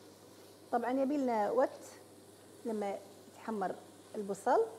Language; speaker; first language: Arabic; native; Arabic